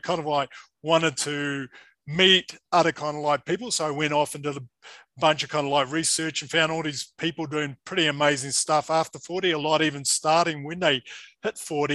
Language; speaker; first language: English; native; English